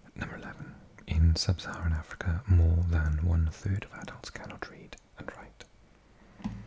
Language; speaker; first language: English; native; English